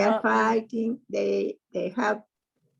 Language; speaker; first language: English; non-native, learner; Spanish